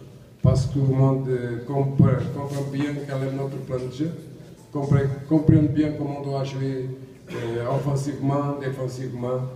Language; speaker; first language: French; non-native, learner; Portuguese